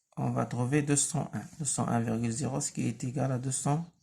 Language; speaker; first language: French; non-native, local second language; Arabic